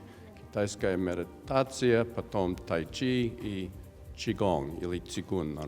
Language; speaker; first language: Russian; non-native, learner; English